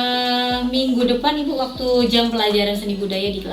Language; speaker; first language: Indonesian; native; Indonesian